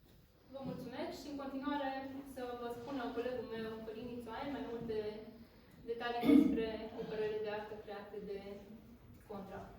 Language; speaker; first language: Romanian; native; Romanian